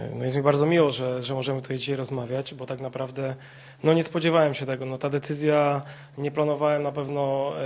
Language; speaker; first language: Polish; native; Polish